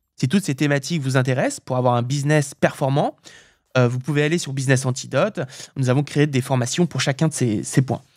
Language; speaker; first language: French; native; French